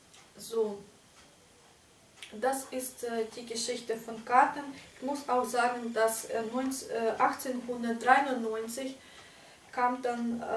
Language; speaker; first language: German; non-native, fluent; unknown